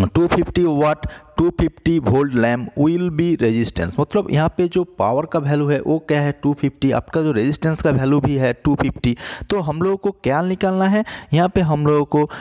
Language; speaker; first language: Hindi; non-native, local second language; Bangla